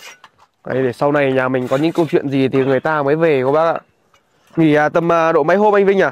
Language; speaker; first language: Vietnamese; native; Vietnamese